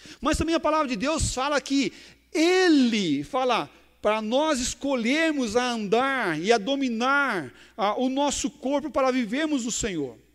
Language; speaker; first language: Portuguese; native; Portuguese